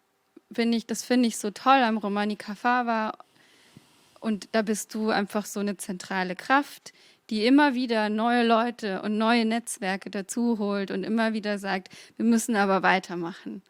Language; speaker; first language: German; native; German